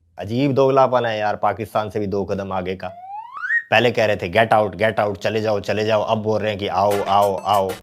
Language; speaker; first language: Hindi; native; Hindi